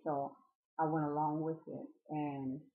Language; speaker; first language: English; native; English